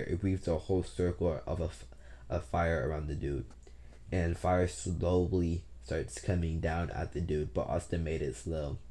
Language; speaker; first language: English; native; English